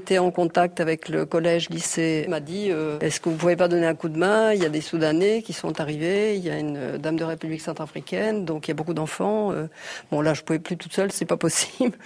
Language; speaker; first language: French; native; French